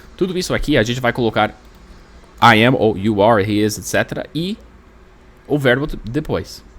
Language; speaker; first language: Portuguese; non-native, fluent; English